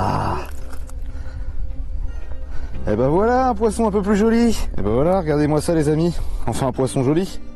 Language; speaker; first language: French; native; French